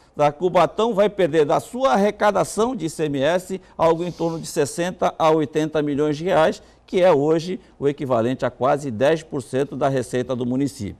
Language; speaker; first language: Portuguese; native; Portuguese